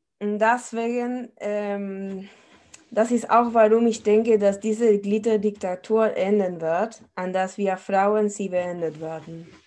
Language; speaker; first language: German; non-native, fluent; Spanish